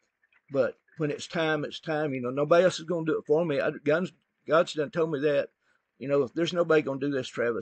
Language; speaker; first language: English; native; English